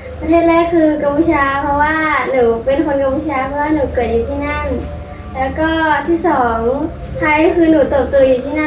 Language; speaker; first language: Thai; early bilingual, other home language; Khmer